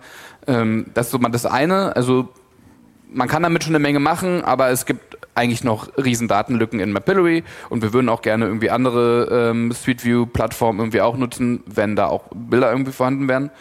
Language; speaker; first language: German; native; German